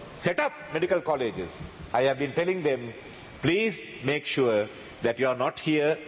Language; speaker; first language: English; non-native, local second language; Sinhala